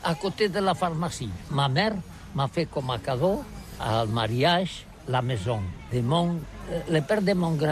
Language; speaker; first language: French; non-native, learner; Catalan